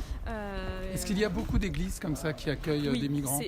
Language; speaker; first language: French; native; French